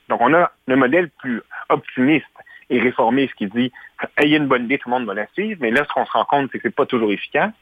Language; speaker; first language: French; native; French